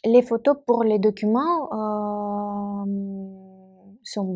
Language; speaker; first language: French; non-native, fluent; Russian